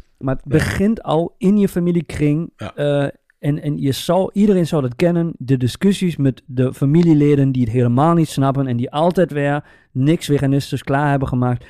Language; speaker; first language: Dutch; native; Dutch